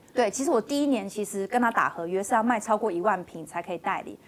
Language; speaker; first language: Chinese; native; Chinese